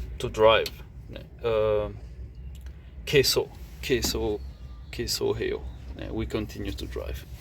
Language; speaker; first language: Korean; non-native, learner; French